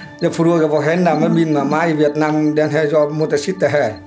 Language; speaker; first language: Swedish; non-native, learner; Vietnamese